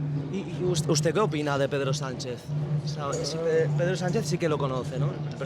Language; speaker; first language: Spanish; native; Spanish